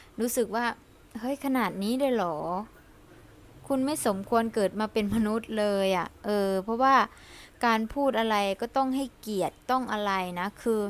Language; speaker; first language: Thai; early bilingual, other home language; Lao